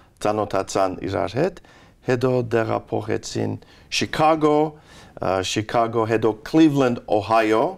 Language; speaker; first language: Armenian; early bilingual, heritage; Armenian